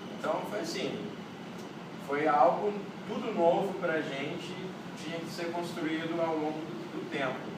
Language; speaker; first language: Portuguese; non-native, local second language; Kabuverdianu